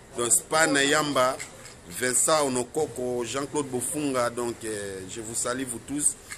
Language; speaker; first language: French; non-native, local second language; Lingala